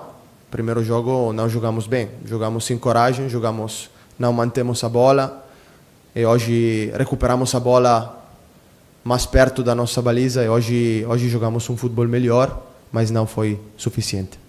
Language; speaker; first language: Portuguese; non-native, fluent; Italian